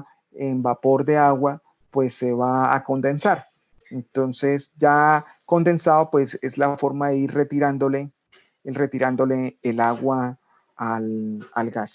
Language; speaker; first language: Spanish; native; Spanish